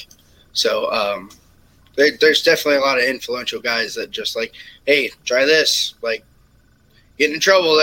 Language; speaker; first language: English; native; English